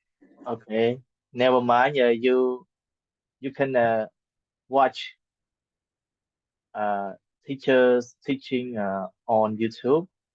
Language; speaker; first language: English; non-native, fluent; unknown